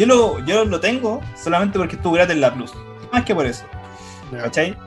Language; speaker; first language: Spanish; native; Spanish